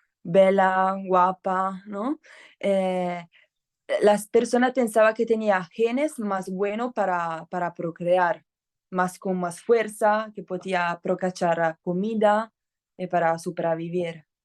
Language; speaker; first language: Spanish; non-native, learner; Italian